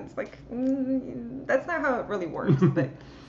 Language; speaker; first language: English; non-native, fluent; Bosnian